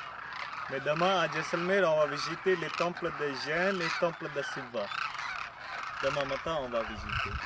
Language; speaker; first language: French; non-native, learner; Hindi